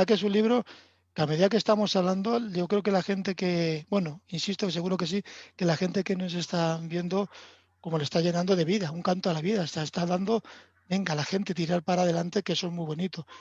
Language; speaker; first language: Spanish; native; Spanish